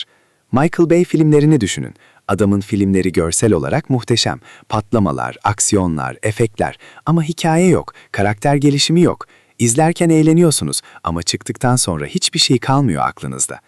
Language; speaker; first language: Turkish; native; Turkish